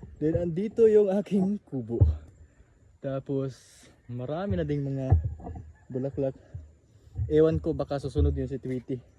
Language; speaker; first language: Filipino; native; Filipino